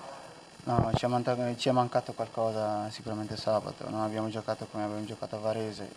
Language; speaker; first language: Italian; non-native, fluent; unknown